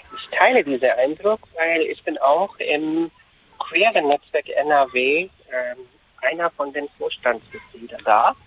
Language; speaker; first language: German; non-native, fluent; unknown